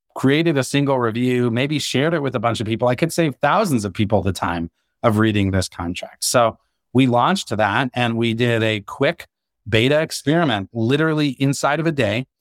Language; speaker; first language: English; native; English